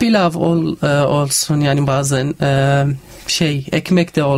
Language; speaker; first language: Turkish; non-native, learner; Arabic